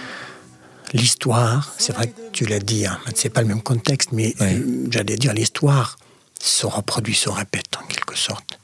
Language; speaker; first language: French; non-native, fluent; Arabic